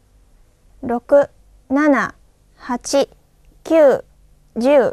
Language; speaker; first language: Chinese; non-native, learner; Thai